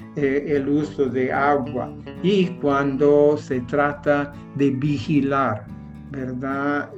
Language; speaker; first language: Spanish; non-native, fluent; English